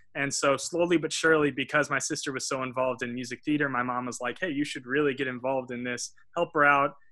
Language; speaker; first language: English; native; English